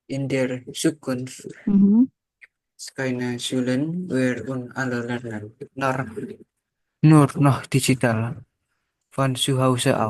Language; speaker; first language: German; non-native, learner; Indonesian